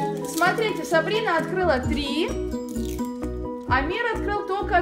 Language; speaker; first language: Russian; native; Russian